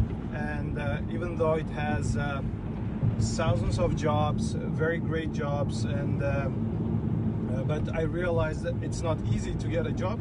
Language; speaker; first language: English; non-native, fluent; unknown